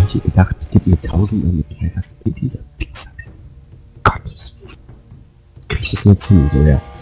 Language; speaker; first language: German; native; German